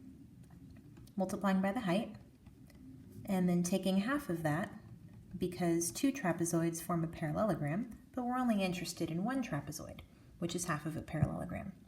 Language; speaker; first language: English; native; English